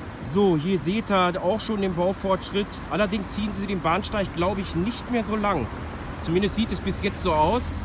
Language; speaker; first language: German; native; German